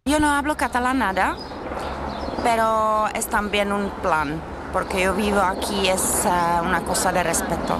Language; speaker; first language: Spanish; non-native, fluent; Czech